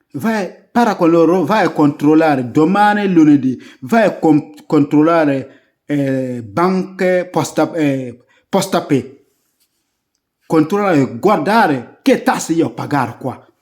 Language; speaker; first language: Italian; non-native, learner; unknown